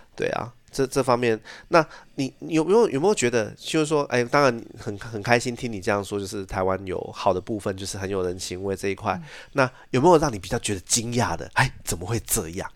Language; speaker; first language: Chinese; native; Chinese